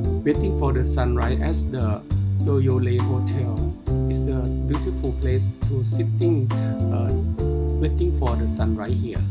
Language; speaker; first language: English; non-native, learner; Thai